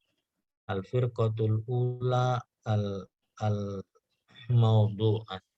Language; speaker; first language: Arabic; non-native, fluent; Indonesian